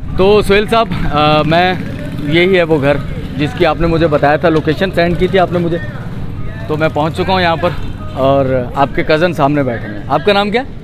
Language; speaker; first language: Urdu; native; Urdu